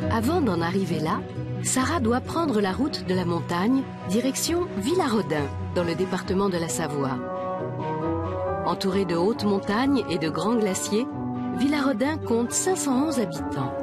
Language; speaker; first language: French; native; French